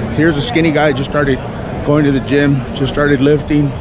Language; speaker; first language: English; native; English